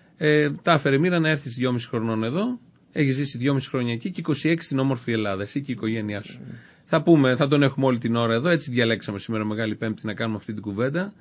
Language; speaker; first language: Greek; native; Greek